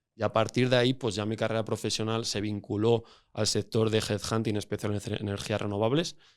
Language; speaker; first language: Spanish; native; Spanish